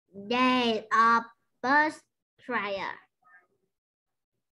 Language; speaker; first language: English; non-native, learner; Vietnamese